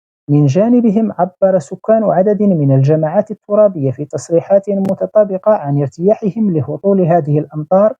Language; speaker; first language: Arabic; native; Arabic